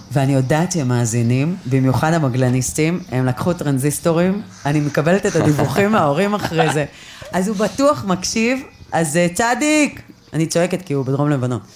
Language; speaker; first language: Hebrew; native; Hebrew